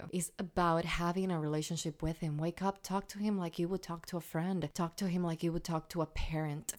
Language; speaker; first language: English; non-native, fluent; Spanish